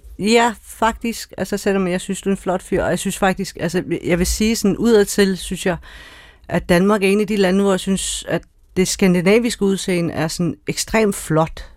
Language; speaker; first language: Danish; early bilingual, other home language; Persian